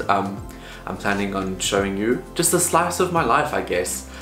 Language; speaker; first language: English; native; English